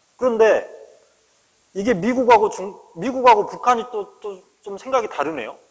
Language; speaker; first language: Korean; native; Korean